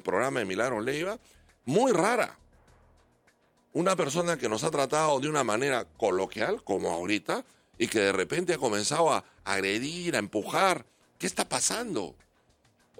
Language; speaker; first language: Spanish; native; Spanish